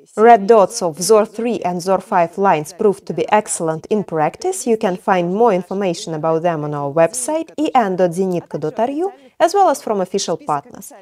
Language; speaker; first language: English; non-native, fluent; Russian